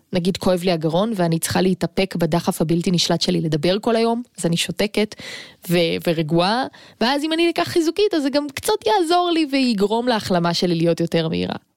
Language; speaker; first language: Hebrew; native; Hebrew